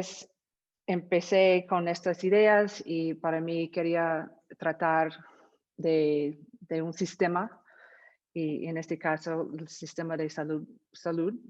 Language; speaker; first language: Spanish; non-native, fluent; English